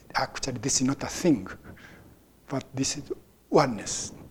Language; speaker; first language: English; non-native, fluent; Japanese